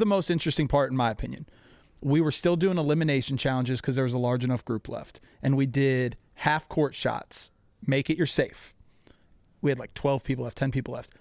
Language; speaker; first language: English; native; English